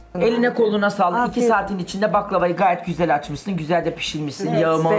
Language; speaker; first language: Turkish; native; Turkish